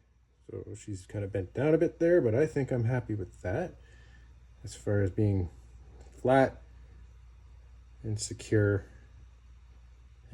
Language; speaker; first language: English; native; English